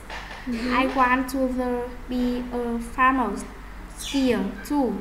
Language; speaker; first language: English; non-native, learner; Vietnamese